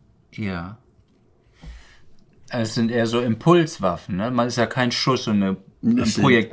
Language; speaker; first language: German; native; German